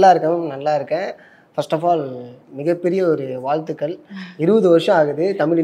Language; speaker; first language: Tamil; native; Tamil